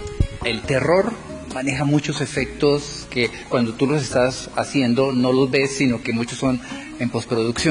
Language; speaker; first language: Spanish; native; Spanish